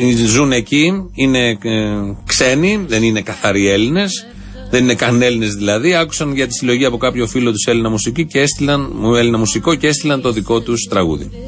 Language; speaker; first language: Greek; native; Greek